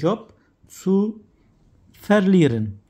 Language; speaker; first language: German; non-native, fluent; Turkish